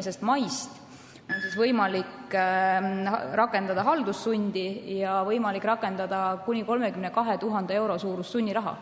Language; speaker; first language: Estonian; native; Estonian